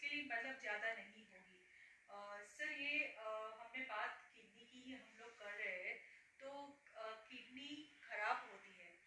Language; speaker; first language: Hindi; non-native, local second language; Gujarati